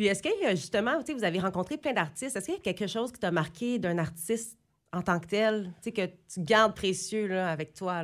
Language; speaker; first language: French; native; French